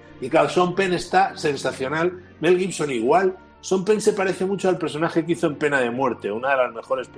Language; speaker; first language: Spanish; native; Spanish